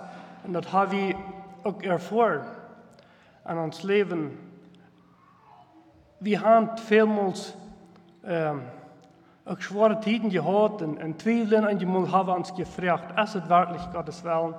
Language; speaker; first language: German; non-native, local second language; Plautdietsch